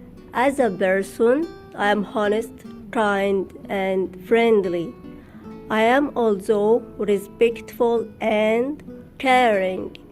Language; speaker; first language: English; non-native, learner; Arabic